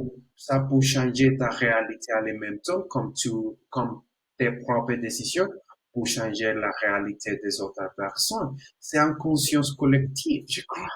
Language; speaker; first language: French; non-native, learner; Spanish